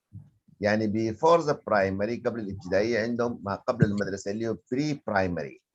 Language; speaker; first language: Arabic; native; Arabic